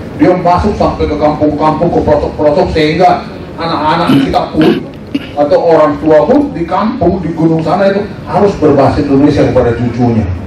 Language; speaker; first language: Indonesian; non-native, local second language; Batak Toba